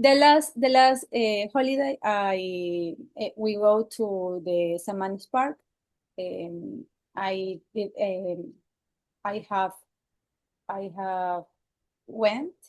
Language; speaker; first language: English; non-native, learner; Spanish